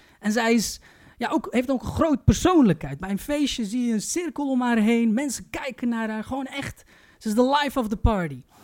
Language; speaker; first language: Dutch; early bilingual, other home language; Turkish